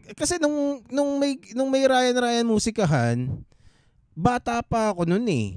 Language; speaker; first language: Filipino; native; Filipino